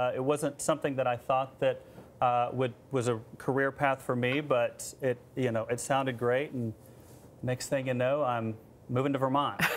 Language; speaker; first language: English; native; English